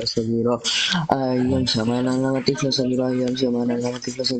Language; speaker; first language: Arabic; non-native, learner; Bangla